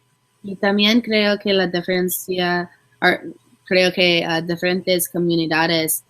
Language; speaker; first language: Spanish; non-native, learner; English